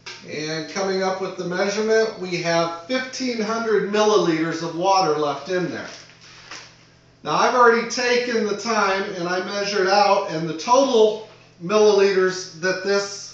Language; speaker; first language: English; native; English